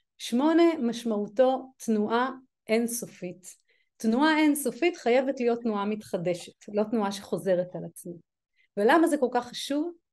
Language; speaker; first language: Hebrew; native; Hebrew